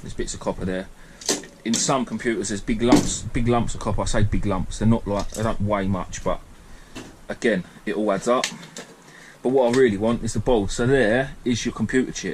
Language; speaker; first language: English; native; English